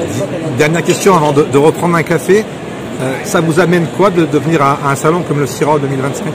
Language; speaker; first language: French; native; French